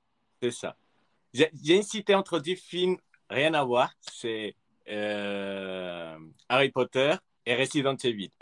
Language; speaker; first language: French; early bilingual, other home language; Spanish